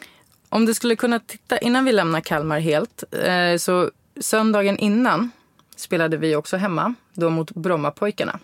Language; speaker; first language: Swedish; native; Swedish